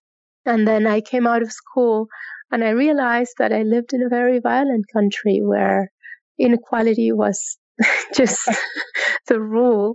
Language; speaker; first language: English; non-native, fluent; Spanish